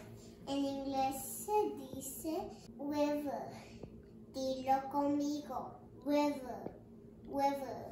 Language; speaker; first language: Spanish; early bilingual, heritage; English